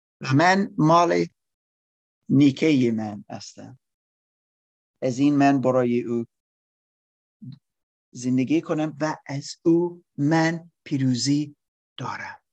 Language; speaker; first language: Persian; non-native, learner; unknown